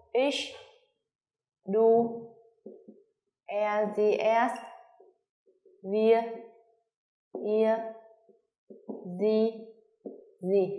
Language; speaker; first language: German; non-native, fluent; Vietnamese